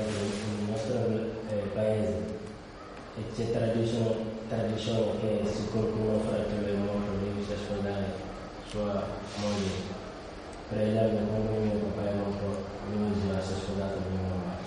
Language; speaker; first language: Italian; non-native, learner; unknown